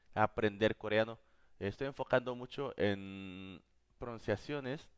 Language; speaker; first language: Spanish; non-native, fluent; Korean